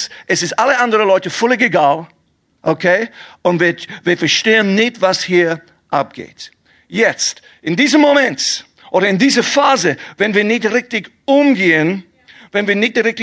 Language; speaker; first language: German; non-native, fluent; English